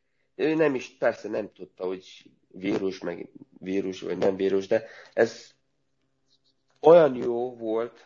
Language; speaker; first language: Hungarian; non-native, learner; Romanian